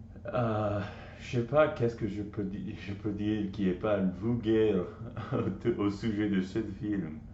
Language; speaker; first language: French; non-native, learner; English